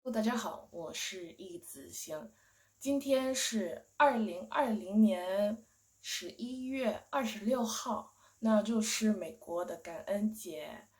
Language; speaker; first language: Chinese; non-native, fluent; English